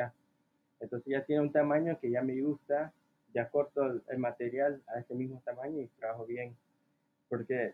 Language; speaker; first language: Spanish; early bilingual, heritage; Spanish